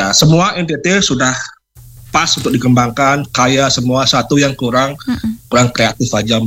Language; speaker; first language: Indonesian; native; Indonesian